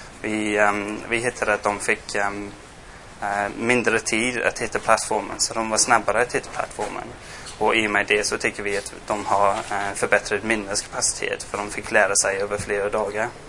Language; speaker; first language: Swedish; non-native, fluent; English